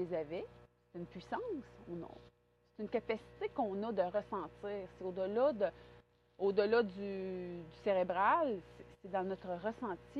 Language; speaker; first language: French; native; French